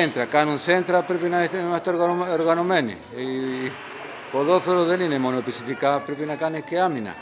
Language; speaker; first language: Greek; non-native, fluent; Spanish